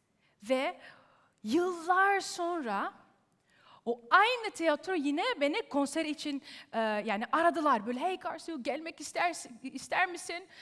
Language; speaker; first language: Turkish; early bilingual, heritage; Turkish